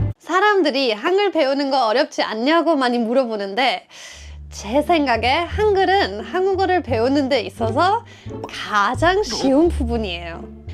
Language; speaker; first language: Korean; non-native, fluent; German